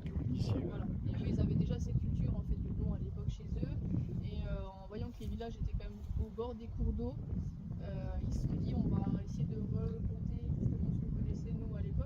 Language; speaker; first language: French; native; French